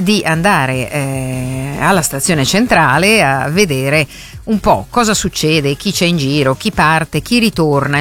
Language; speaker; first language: Italian; native; Italian